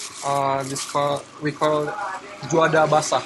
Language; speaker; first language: English; non-native, learner; Indonesian